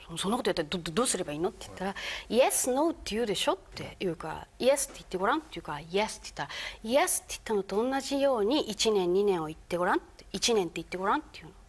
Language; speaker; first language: Japanese; native; Japanese